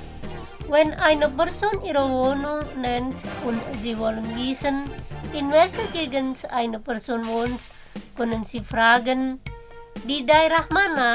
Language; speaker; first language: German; non-native, fluent; Indonesian